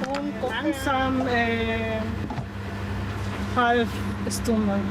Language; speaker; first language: German; non-native, learner; Spanish